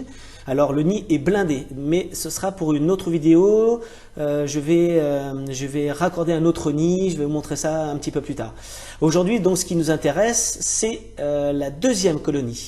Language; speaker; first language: French; native; French